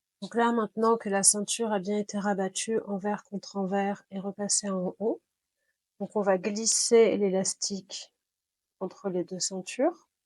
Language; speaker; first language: French; native; French